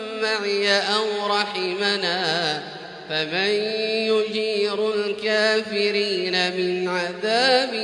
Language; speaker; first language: Arabic; native; Arabic